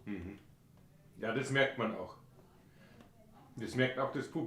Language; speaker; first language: German; native; German